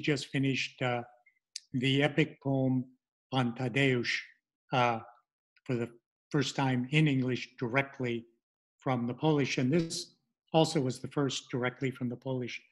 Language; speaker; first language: English; native; English